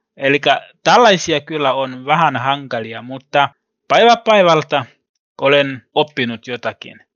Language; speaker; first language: Finnish; non-native, learner; Swahili